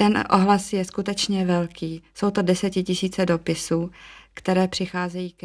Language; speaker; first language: Czech; native; Czech